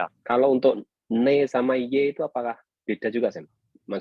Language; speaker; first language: Indonesian; native; Indonesian